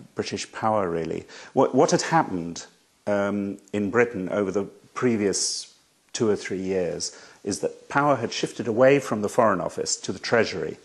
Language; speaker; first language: English; native; English